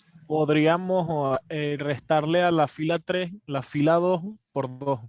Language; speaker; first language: Spanish; native; Spanish